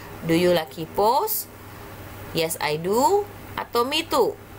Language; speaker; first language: English; non-native, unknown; Indonesian